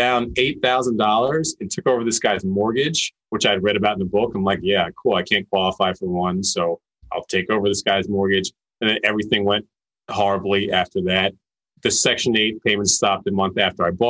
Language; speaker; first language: English; native; English